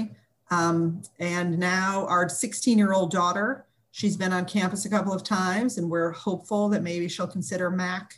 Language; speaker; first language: English; native; English